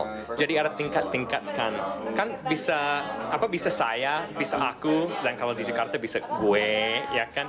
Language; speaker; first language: Indonesian; non-native, fluent; English